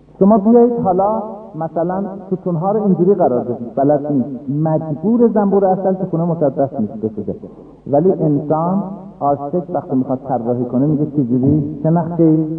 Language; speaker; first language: Persian; non-native, local second language; Azerbaijani